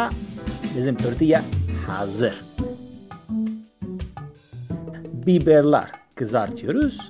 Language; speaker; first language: Turkish; non-native, learner; Spanish